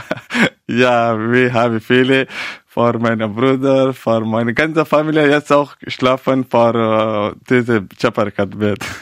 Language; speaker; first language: German; non-native, fluent; Persian